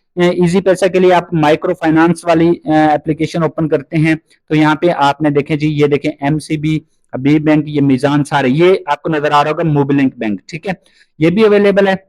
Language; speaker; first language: Urdu; non-native, local second language; Punjabi